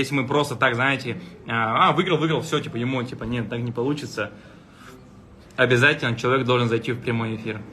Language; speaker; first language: Russian; native; Russian